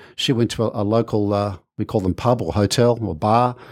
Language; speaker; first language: English; native; English